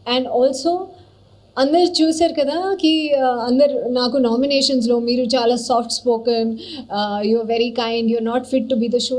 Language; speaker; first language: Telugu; non-native, learner; Hindi